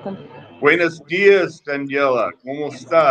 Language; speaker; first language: Spanish; non-native, fluent; English